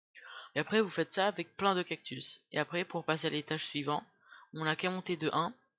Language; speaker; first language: French; native; French